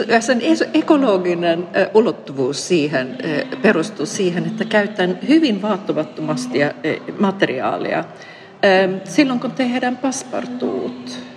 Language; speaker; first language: Finnish; non-native, fluent; Swedish